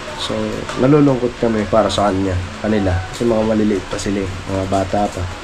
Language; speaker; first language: Filipino; non-native, local second language; Waray